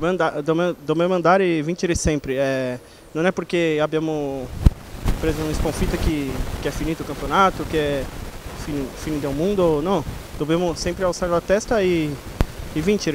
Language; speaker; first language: Italian; non-native, learner; Portuguese